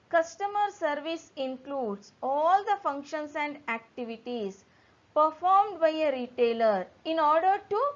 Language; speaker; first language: English; non-native, local second language; Kannada